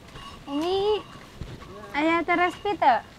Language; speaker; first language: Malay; non-native, local second language; Sundanese